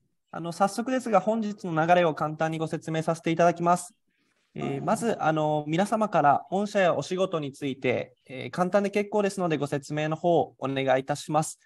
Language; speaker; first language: Japanese; native; Japanese